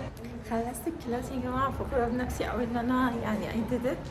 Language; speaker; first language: Arabic; native; Arabic